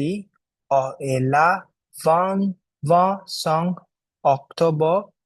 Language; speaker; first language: French; non-native, learner; Bangla